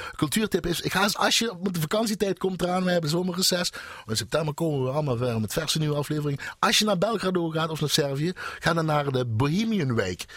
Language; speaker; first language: Dutch; native; Dutch